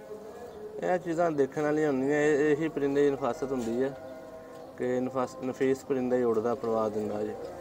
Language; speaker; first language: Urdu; non-native, local second language; Punjabi